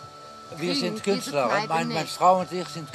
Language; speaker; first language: German; non-native, learner; Dutch